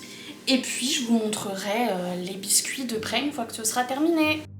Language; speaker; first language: French; native; French